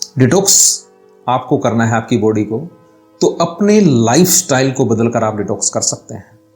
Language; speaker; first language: Hindi; native; Hindi